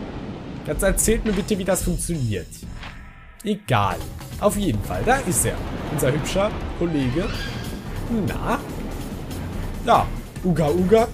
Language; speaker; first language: German; native; German